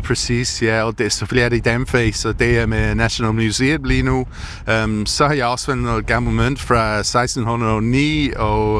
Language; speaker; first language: Danish; non-native, learner; English